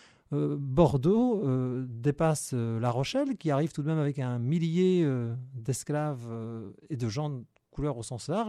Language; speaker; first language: French; native; French